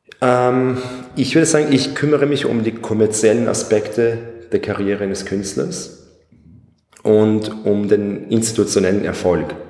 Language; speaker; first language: German; early bilingual, other home language; Persian